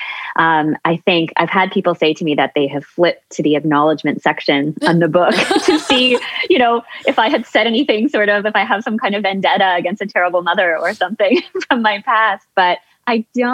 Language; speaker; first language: English; native; English